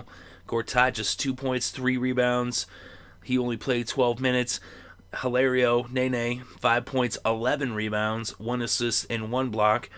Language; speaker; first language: English; native; English